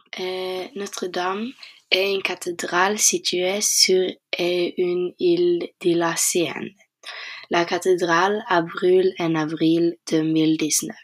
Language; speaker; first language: French; non-native, learner; Norwegian